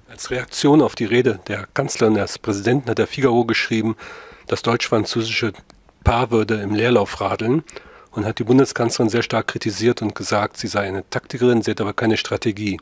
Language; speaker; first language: German; native; German